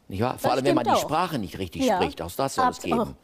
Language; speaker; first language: German; native; German